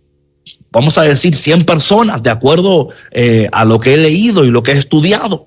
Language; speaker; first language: Spanish; native; Spanish